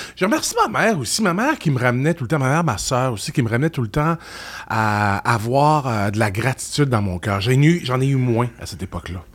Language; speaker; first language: French; native; French